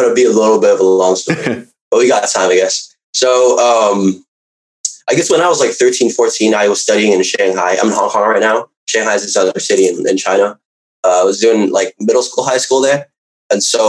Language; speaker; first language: English; non-native, local second language; Cantonese